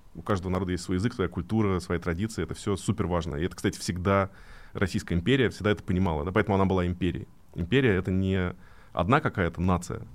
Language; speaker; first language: Russian; native; Russian